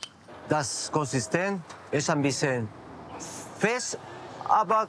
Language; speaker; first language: German; non-native, learner; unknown